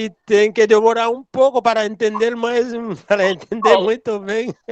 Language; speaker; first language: Portuguese; non-native, learner; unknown